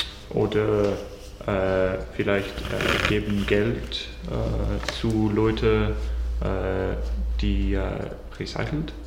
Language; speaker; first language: German; non-native, learner; English